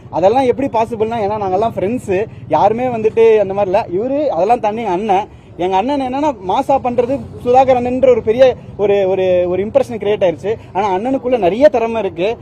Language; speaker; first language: Tamil; native; Tamil